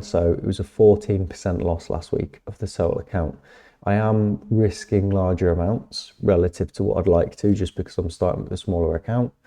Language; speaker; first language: English; native; English